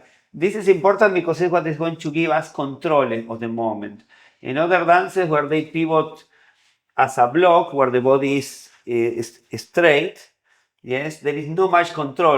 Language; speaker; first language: English; non-native, fluent; Spanish